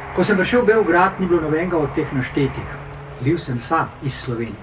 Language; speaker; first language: Slovenian; native; Slovenian